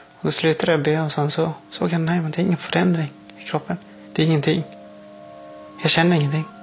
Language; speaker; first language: Swedish; non-native, fluent; Persian